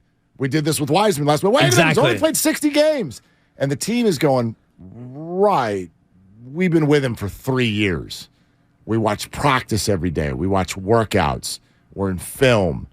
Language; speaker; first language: English; native; English